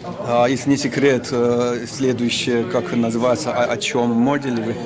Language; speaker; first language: Russian; non-native, learner; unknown